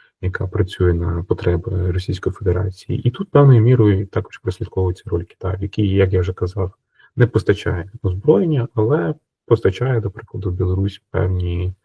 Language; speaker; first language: Ukrainian; native; Ukrainian